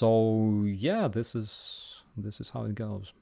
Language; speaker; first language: English; non-native, fluent; Ukrainian